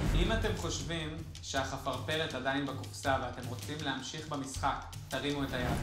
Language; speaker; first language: Hebrew; native; Hebrew